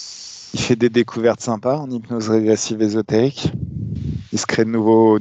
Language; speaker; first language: French; native; French